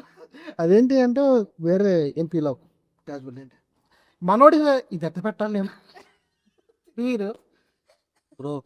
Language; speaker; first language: Telugu; native; Telugu